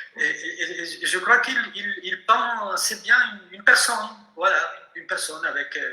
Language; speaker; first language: French; non-native, fluent; Spanish